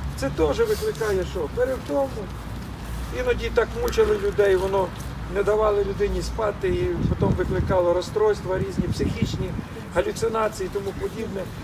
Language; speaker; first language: Ukrainian; non-native, local second language; Russian